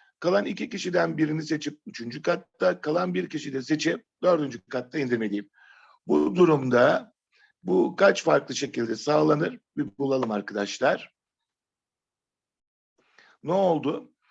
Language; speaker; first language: Turkish; native; Turkish